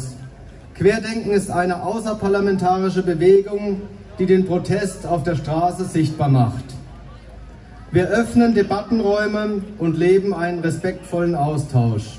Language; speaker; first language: German; native; German